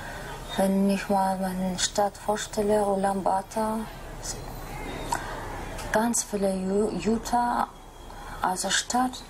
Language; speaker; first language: German; non-native, learner; Mongolian